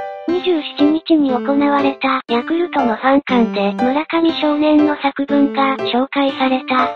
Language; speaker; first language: Japanese; native; Japanese